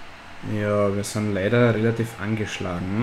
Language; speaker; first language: German; native; German